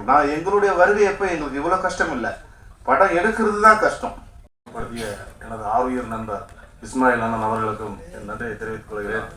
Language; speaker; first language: Tamil; native; Tamil